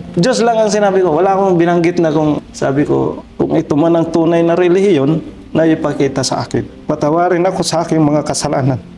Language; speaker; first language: Filipino; non-native, local second language; Waray